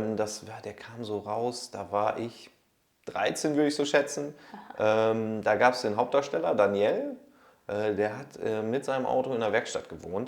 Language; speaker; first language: German; native; German